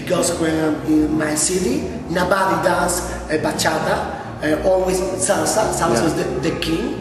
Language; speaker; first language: English; non-native, local second language; Spanish